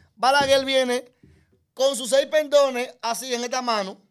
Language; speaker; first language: Spanish; native; Spanish